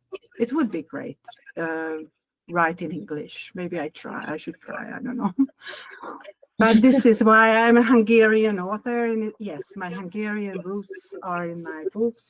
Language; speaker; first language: English; non-native, learner; Hungarian